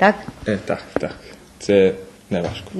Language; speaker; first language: Ukrainian; early bilingual, heritage; Ukrainian